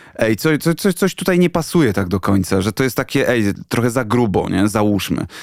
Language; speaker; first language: Polish; native; Polish